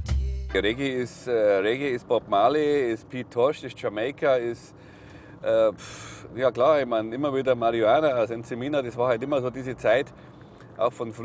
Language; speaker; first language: German; native; German